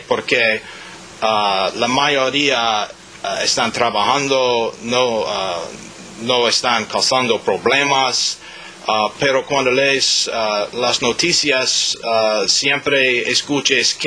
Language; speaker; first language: Spanish; non-native, learner; English